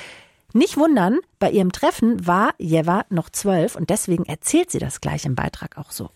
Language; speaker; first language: German; native; German